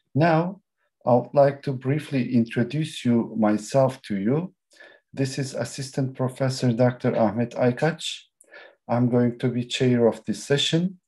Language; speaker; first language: English; non-native, fluent; Turkish